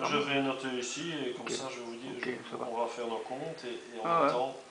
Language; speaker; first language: French; native; French